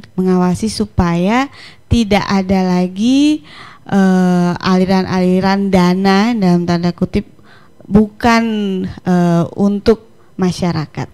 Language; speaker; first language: Indonesian; native; Indonesian